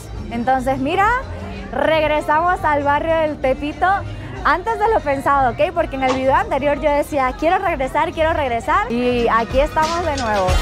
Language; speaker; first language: Spanish; native; Spanish